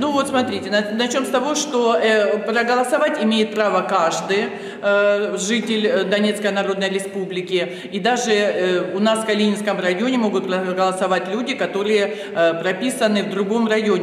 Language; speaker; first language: Russian; native; Russian